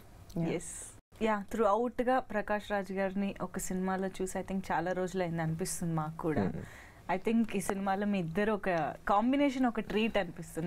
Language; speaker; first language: Telugu; native; Telugu